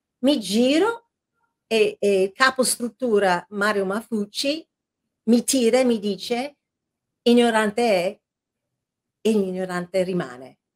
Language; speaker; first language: Italian; non-native, fluent; English